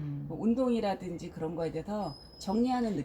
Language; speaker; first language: Korean; native; Korean